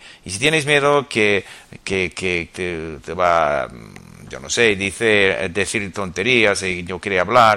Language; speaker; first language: Spanish; non-native, fluent; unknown